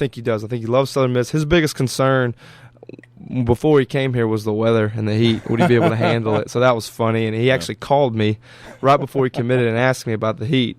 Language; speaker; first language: English; native; English